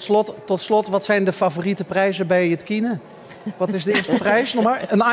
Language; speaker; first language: Dutch; native; Dutch